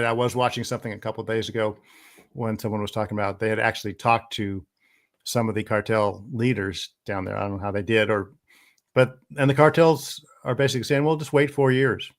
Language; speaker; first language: English; native; English